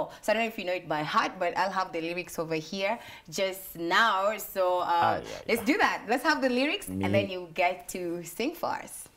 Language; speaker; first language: English; non-native, local second language; Swahili